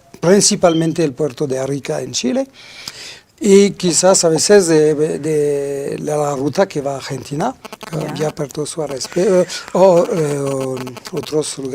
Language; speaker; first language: Spanish; non-native, fluent; French